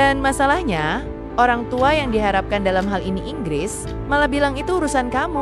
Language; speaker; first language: Indonesian; native; Indonesian